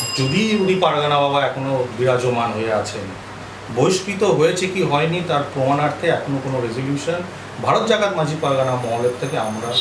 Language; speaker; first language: Bangla; non-native, local second language; Santali